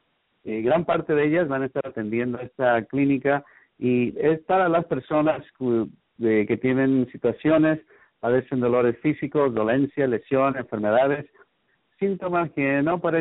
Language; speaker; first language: Spanish; native; Spanish